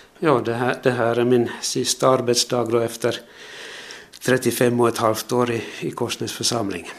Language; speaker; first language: Swedish; native; Swedish